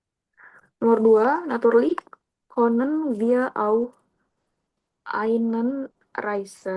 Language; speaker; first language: German; non-native, learner; Indonesian